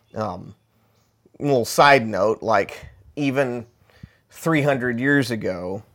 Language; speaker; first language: English; native; English